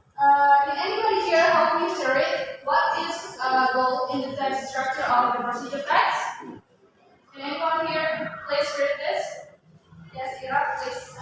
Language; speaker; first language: English; non-native, fluent; Indonesian